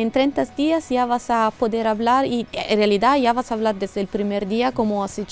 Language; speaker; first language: Spanish; non-native, fluent; Italian